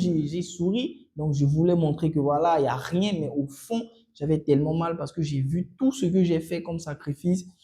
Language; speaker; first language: French; non-native, local second language; Sango